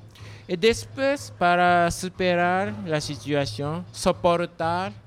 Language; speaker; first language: Spanish; non-native, learner; Japanese